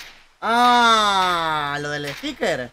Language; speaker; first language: Spanish; native; Spanish